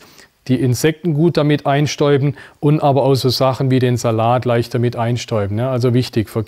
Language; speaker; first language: German; native; German